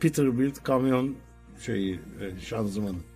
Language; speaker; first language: Turkish; native; Turkish